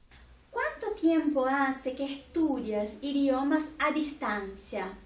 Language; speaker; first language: Spanish; non-native, fluent; Portuguese